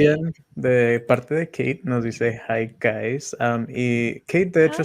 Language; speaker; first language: Spanish; native; Spanish